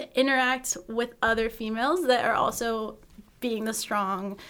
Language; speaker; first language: English; native; English